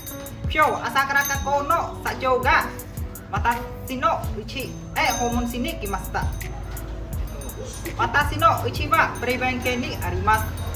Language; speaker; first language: Japanese; non-native, learner; Khmer